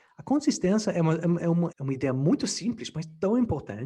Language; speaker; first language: Portuguese; non-native, fluent; English